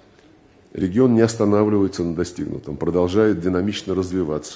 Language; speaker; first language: Russian; native; Russian